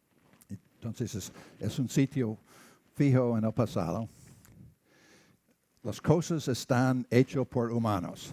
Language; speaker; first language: Spanish; non-native, learner; English